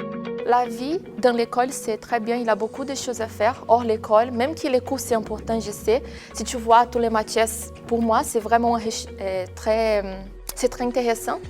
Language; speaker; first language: French; non-native, fluent; Portuguese